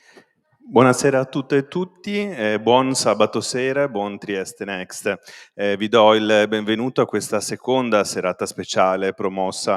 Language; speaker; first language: Italian; native; Italian